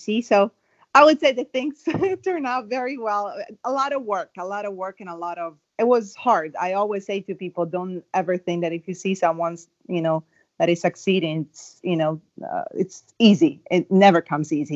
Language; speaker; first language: English; non-native, fluent; Italian